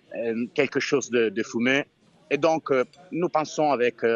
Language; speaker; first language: French; non-native, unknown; Italian